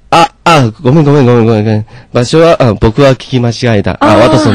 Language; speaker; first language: Japanese; non-native, learner; Chinese